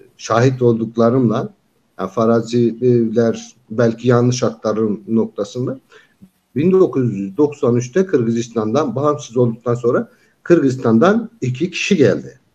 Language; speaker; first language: Turkish; non-native, local second language; Kyrgyz